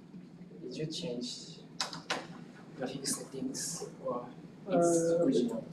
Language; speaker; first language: English; non-native, local second language; Japanese